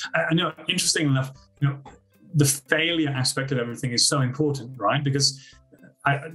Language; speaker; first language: English; native; English